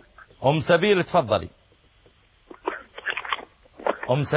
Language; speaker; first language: Arabic; native; Arabic